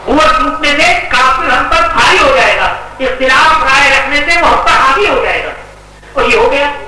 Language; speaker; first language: Urdu; native; Urdu